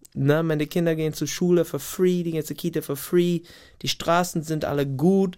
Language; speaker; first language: German; non-native, fluent; English